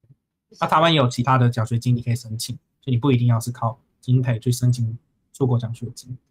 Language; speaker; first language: Chinese; native; Chinese